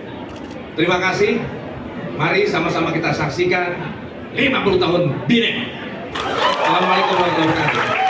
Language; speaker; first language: Indonesian; native; Indonesian